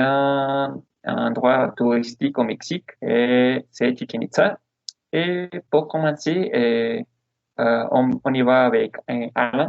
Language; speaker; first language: French; non-native, learner; Spanish